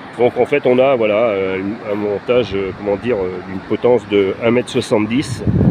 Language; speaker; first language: French; native; French